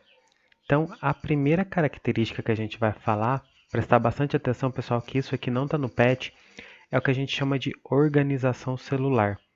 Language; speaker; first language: Portuguese; native; Portuguese